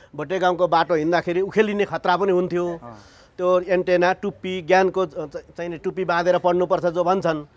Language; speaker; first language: Nepali; native; Nepali